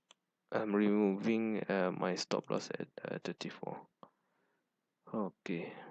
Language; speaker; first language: English; non-native, fluent; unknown